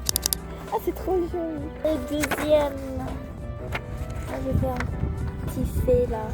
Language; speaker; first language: French; non-native, learner; Indonesian